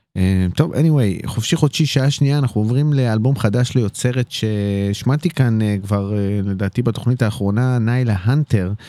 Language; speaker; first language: Hebrew; native; Hebrew